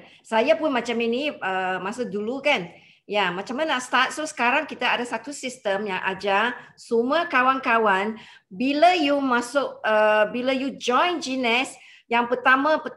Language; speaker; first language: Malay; non-native, local second language; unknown